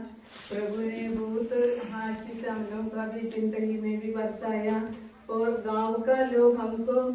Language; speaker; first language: Hindi; non-native, local second language; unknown